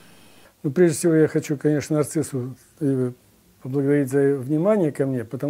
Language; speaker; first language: Russian; native; Russian